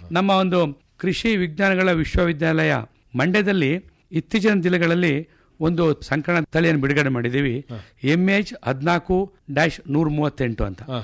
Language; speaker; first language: Kannada; native; Kannada